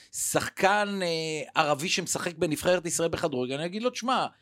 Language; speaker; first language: Hebrew; non-native, local second language; Arabic